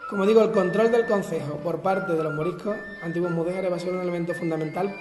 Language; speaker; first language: Spanish; native; Spanish